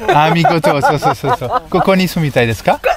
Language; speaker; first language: Japanese; non-native, learner; French